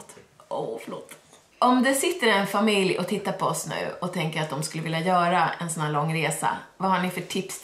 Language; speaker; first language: Swedish; native; Swedish